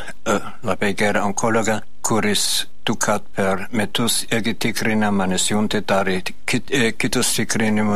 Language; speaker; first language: Lithuanian; non-native, fluent; German